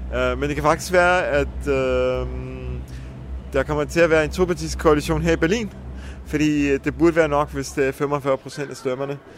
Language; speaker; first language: Danish; early bilingual, heritage; Danish